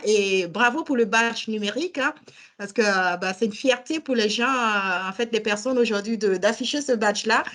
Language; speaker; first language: French; native; French